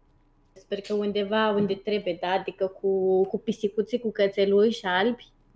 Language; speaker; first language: Romanian; native; Romanian